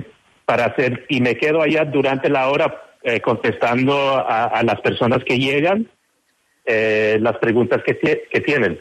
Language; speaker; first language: Spanish; non-native, fluent; English